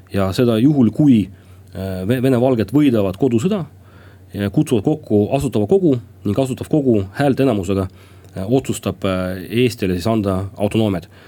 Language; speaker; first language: Estonian; non-native, local second language; Russian